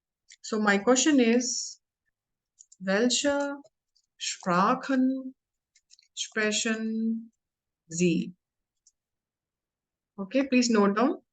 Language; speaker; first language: German; non-native, learner; Hindi